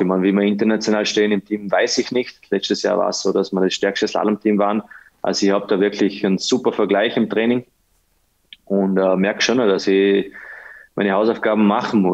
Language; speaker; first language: German; native; German